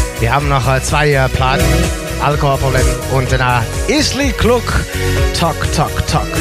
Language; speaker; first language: German; non-native, learner; Dutch